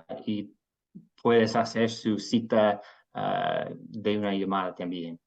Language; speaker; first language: Spanish; non-native, fluent; English